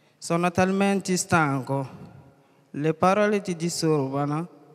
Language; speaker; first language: Italian; non-native, learner; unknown